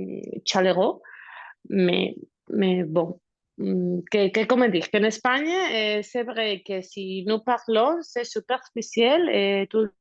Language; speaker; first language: French; non-native, learner; Spanish